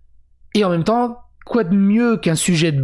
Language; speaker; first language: French; native; French